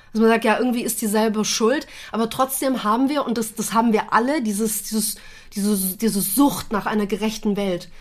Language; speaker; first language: German; native; German